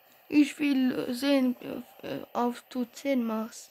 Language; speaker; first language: German; non-native, learner; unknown